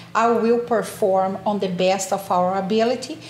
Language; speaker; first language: English; non-native, fluent; Portuguese